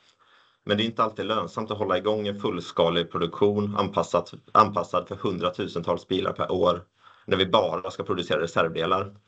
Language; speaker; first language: Swedish; native; Swedish